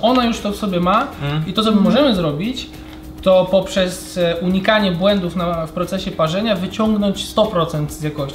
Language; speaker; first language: Polish; native; Polish